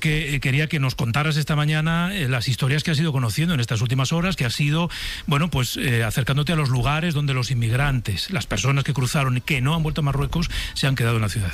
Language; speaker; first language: Spanish; native; Spanish